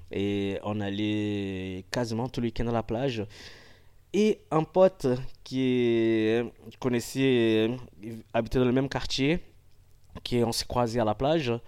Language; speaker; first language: French; non-native, fluent; Portuguese